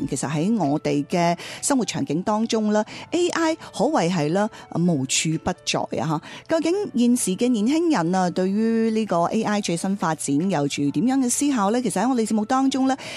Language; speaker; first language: Chinese; non-native, local second language; Cantonese